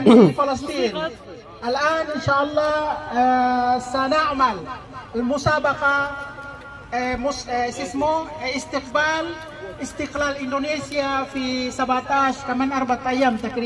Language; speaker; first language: Arabic; non-native, learner; Indonesian